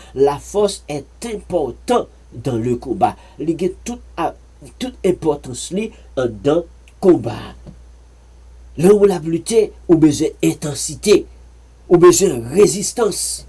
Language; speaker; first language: French; non-native, learner; Haitian Creole